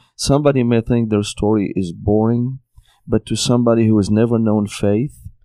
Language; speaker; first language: English; non-native, fluent; Arabic